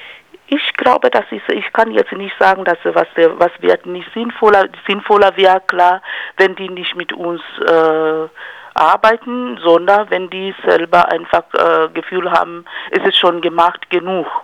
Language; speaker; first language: German; non-native, fluent; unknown